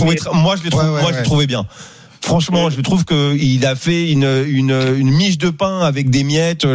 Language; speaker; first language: French; native; French